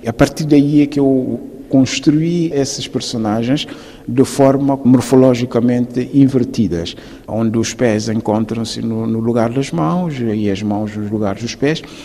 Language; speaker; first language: Portuguese; non-native, local second language; Upper Guinea Crioulo